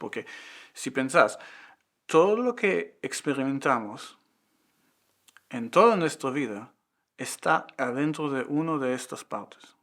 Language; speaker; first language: Spanish; non-native, fluent; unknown